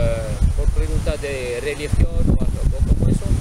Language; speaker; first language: Spanish; non-native, fluent; French